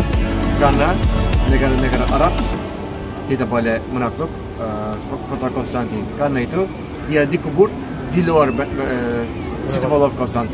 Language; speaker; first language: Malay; non-native, learner; Turkish